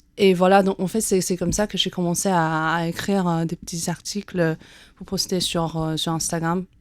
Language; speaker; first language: French; non-native, fluent; Chinese